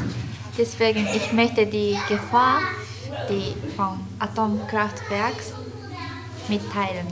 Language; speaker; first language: German; non-native, learner; Japanese